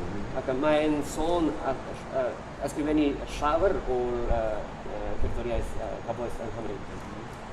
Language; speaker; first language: Welsh; non-native, learner; Japanese